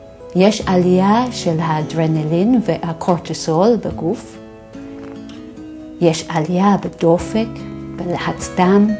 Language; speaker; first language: Hebrew; non-native, fluent; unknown